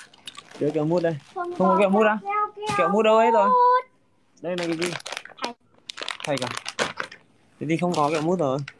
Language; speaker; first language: Vietnamese; native; Vietnamese